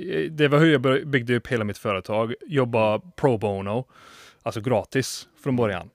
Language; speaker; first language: Swedish; non-native, fluent; English